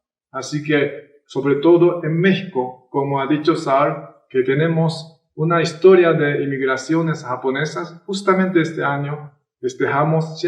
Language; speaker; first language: Spanish; non-native, fluent; Japanese